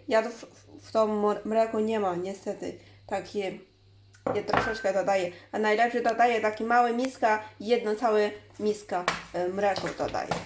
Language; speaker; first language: Polish; non-native, learner; Chinese